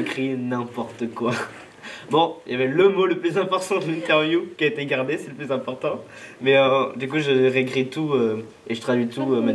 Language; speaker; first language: French; native; French